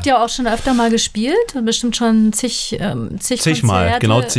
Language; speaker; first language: German; native; German